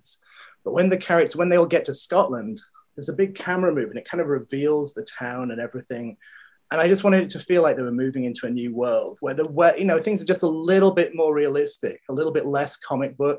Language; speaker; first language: English; native; English